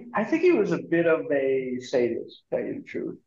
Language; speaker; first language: English; native; English